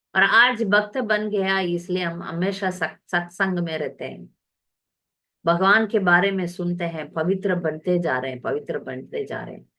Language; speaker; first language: Hindi; non-native, local second language; Tamil